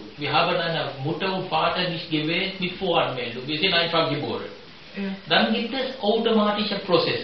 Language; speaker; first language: German; non-native, fluent; Sinhala